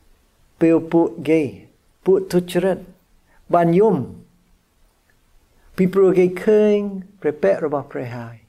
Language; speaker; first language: Khmer; non-native, fluent; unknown